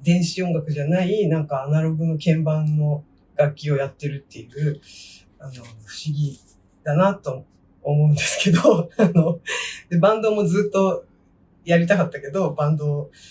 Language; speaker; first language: Japanese; native; Japanese